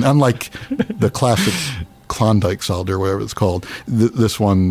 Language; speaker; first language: English; native; English